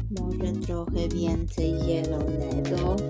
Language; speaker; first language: Polish; early bilingual, heritage; Polish